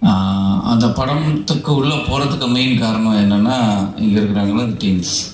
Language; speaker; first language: Tamil; native; Tamil